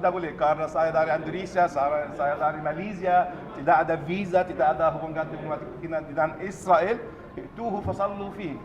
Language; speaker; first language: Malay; non-native, learner; Arabic